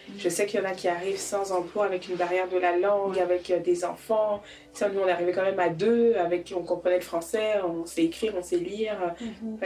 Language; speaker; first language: French; native; French